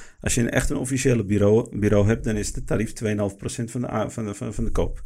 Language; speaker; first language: Dutch; early bilingual, other home language; Arabic